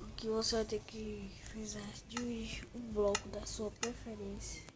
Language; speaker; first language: Portuguese; native; Portuguese